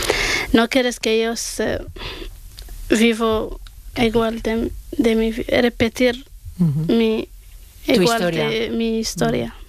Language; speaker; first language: Spanish; non-native, learner; Arabic